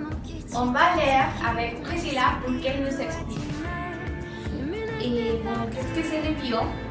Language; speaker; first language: French; non-native, learner; Spanish